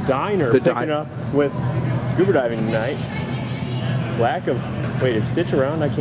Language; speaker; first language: English; native; English